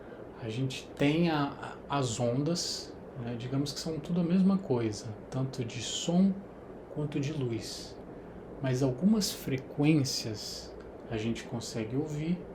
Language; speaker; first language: Portuguese; native; Portuguese